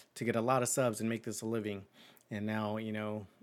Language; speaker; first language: English; early bilingual, other home language; Spanish